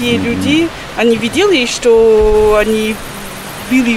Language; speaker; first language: Russian; non-native, learner; French